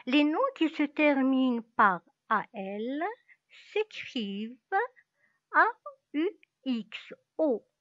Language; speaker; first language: French; non-native, local second language; Arabic